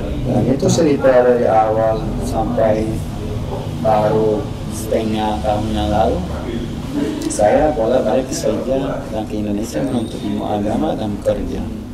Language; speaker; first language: Indonesian; non-native, fluent; Swedish